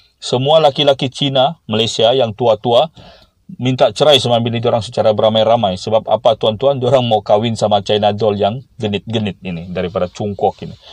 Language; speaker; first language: Malay; native; Malay